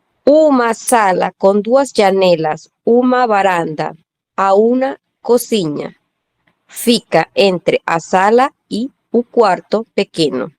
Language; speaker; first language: Portuguese; non-native, learner; Spanish